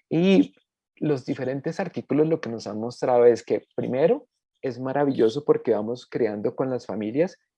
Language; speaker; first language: Spanish; native; Spanish